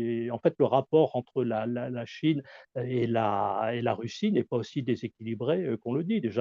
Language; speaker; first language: French; native; French